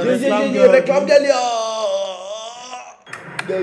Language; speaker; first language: Turkish; non-native, learner; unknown